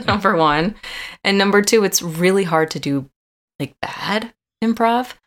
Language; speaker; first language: English; native; English